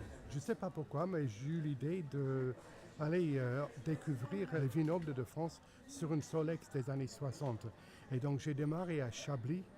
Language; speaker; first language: French; non-native, fluent; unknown